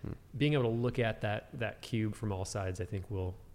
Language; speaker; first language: English; native; English